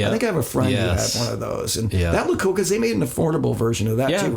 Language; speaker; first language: English; native; English